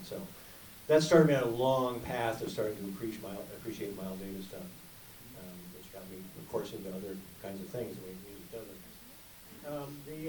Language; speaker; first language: English; native; English